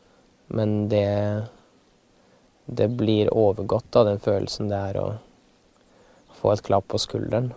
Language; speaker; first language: Norwegian; early bilingual, other home language; Russian